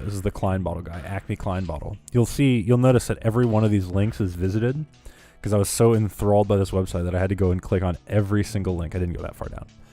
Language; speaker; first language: English; native; English